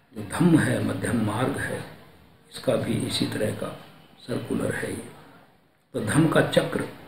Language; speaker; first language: Hindi; native; Hindi